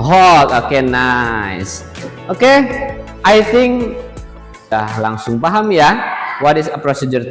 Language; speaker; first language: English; non-native, learner; Indonesian